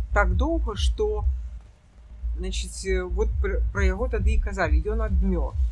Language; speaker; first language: Belarusian; native; Belarusian